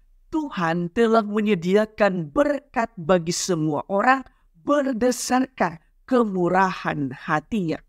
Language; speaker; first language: Indonesian; native; Indonesian